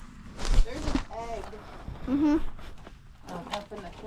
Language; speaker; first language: English; native; English